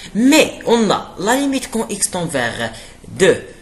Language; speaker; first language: French; non-native, local second language; Arabic